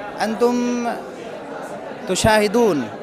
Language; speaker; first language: Arabic; non-native, fluent; Urdu